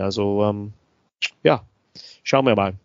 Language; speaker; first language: German; non-native, fluent; English